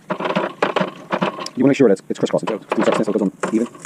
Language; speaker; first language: English; native; English